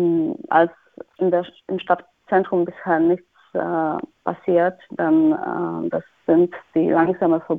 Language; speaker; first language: German; non-native, fluent; Polish